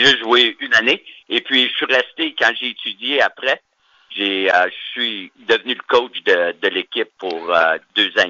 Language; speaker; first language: French; native; French